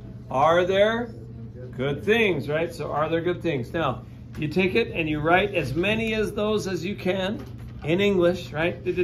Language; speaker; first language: English; native; English